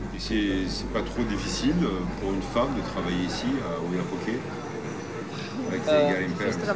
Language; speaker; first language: French; native; French